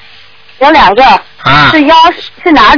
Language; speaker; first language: Chinese; native; Chinese